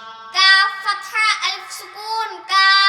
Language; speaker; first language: Arabic; non-native, learner; Bangla